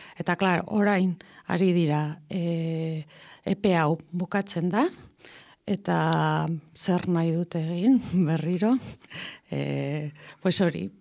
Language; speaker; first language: Basque; non-native, local second language; Spanish